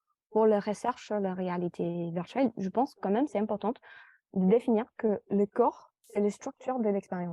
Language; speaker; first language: French; non-native, fluent; English